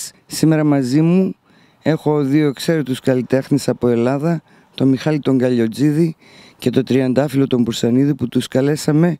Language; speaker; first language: Greek; early bilingual, heritage; Greek